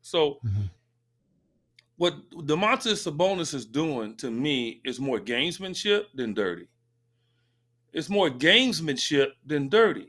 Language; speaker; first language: English; native; English